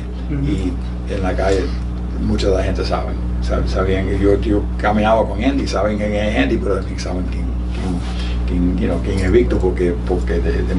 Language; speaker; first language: Spanish; early bilingual, heritage; Spanish